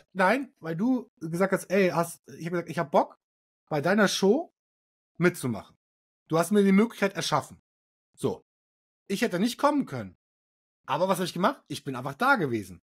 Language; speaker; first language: German; early bilingual, other home language; Arabic